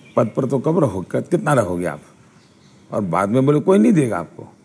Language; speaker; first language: Hindi; non-native, local second language; Gujarati